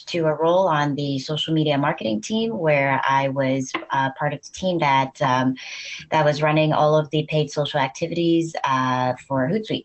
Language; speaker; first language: English; native; English